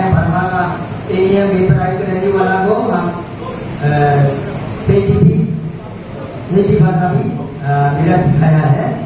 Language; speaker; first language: Hindi; non-native, learner; Burmese